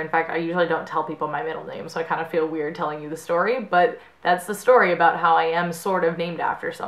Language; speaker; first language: English; native; English